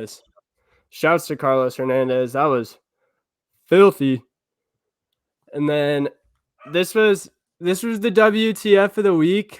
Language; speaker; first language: English; native; English